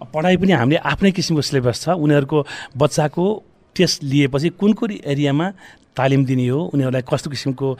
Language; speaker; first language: Nepali; native; Nepali